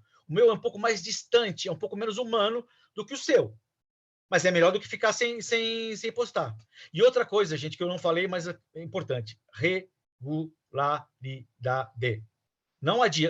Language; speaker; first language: Portuguese; native; Portuguese